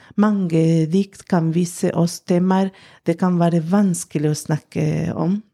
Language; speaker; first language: Norwegian; non-native, fluent; Spanish